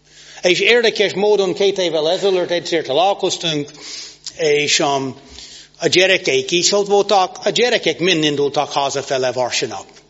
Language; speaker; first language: Hungarian; non-native, fluent; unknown